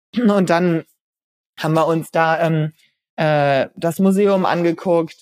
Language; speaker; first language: German; native; German